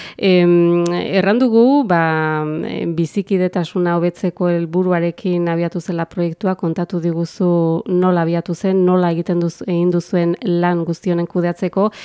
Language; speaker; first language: Basque; native; Basque